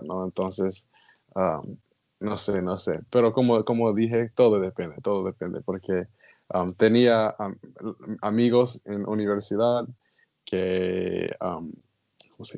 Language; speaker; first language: Spanish; non-native, learner; English